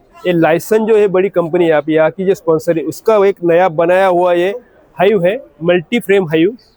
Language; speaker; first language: Hindi; non-native, local second language; Marathi